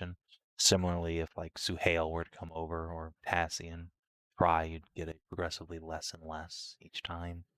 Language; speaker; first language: English; native; English